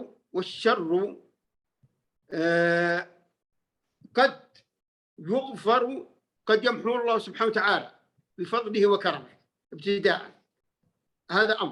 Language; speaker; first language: Arabic; native; Arabic